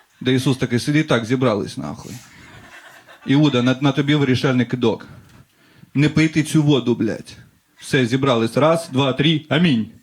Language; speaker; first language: Ukrainian; non-native, local second language; Russian